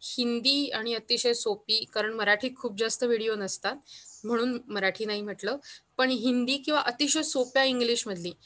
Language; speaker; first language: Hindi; non-native, local second language; Marathi